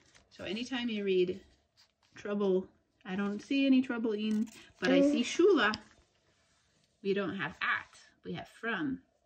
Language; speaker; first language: English; native; English